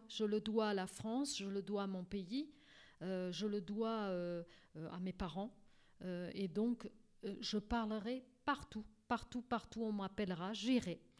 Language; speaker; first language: French; early bilingual, other home language; Portuguese